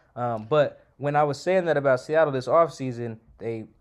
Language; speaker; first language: English; native; English